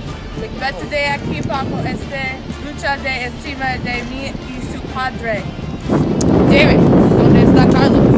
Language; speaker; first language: Spanish; non-native, learner; English